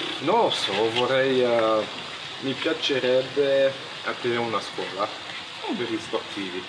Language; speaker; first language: Italian; non-native, local second language; French